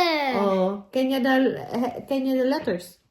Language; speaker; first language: Dutch; non-native, learner; Cebuano